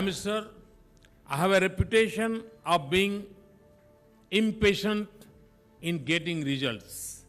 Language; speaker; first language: English; non-native, local second language; Gujarati